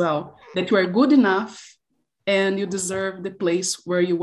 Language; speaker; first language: English; non-native, fluent; Portuguese